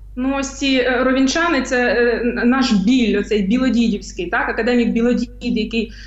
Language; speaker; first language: Ukrainian; native; Ukrainian